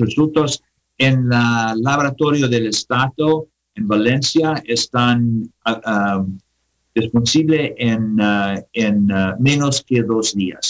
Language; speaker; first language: Spanish; non-native, learner; English